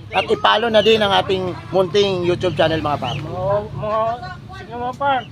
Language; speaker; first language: Filipino; non-native, local second language; Hiligaynon